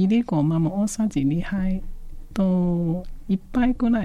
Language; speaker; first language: Japanese; non-native, fluent; Chinese